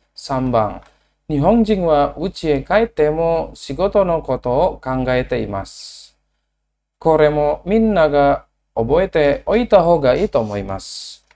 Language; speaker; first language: Japanese; non-native, learner; Indonesian